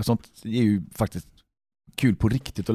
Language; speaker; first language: Swedish; native; Swedish